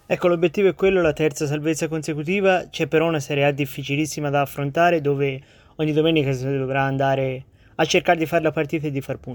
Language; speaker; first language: Italian; native; Italian